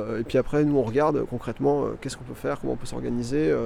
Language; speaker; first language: French; native; French